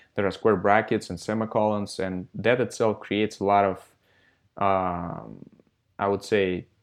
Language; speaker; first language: English; non-native, fluent; Russian